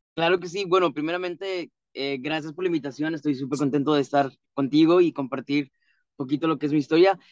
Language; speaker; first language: Spanish; native; Spanish